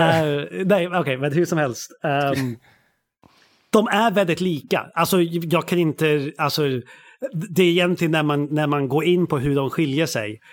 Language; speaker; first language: Swedish; non-native, fluent; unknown